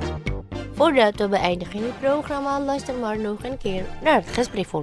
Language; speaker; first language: Dutch; non-native, fluent; Indonesian